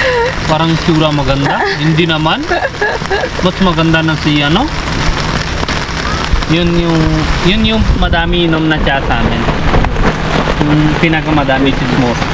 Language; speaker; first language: Filipino; non-native, learner; Hindi